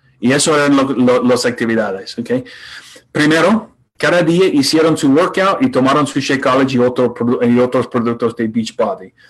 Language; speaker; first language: Spanish; non-native, fluent; English